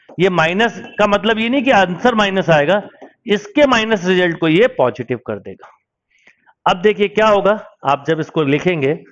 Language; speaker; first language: Hindi; native; Hindi